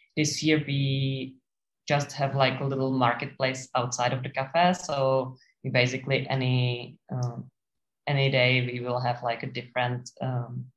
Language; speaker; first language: English; non-native, fluent; Czech